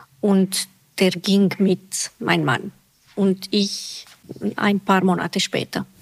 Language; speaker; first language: German; non-native, fluent; Romanian